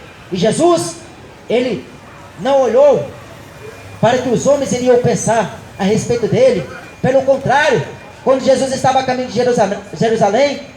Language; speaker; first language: Portuguese; native; Portuguese